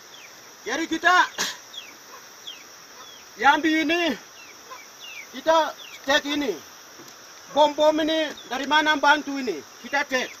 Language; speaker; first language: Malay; non-native, local second language; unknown